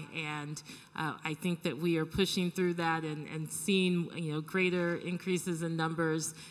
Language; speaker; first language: English; native; English